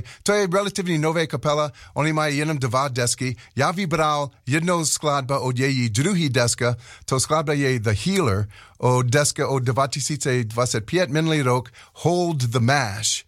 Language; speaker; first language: Czech; non-native, learner; English